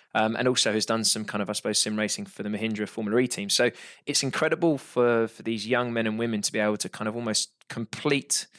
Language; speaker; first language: English; native; English